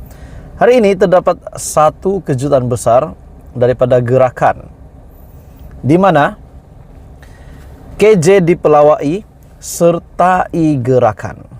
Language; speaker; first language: Malay; native; Malay